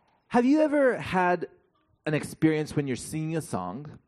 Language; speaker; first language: English; native; English